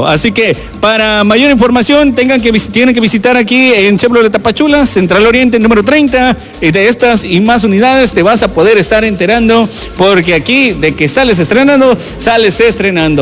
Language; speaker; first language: Spanish; native; Spanish